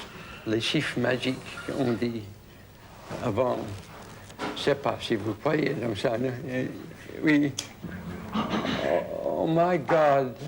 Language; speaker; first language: French; non-native, fluent; English